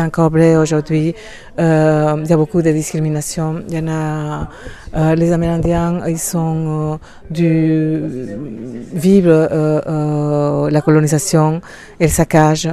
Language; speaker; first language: French; non-native, fluent; Spanish